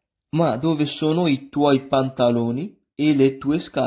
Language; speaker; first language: Italian; non-native, fluent; Punjabi